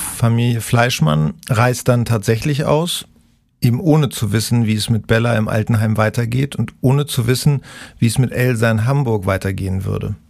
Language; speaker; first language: German; native; German